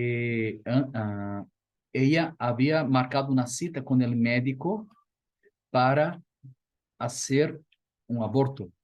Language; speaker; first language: Spanish; non-native, fluent; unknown